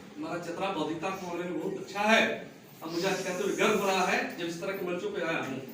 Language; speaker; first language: Hindi; native; Hindi